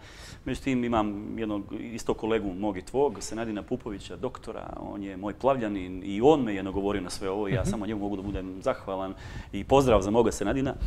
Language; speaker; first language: Serbian; native; Serbian